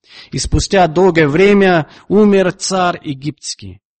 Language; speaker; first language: Russian; non-native, fluent; English